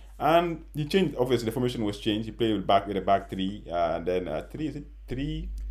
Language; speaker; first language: English; non-native, local second language; Wolof